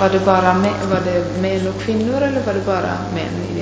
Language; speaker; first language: Swedish; non-native, fluent; Italian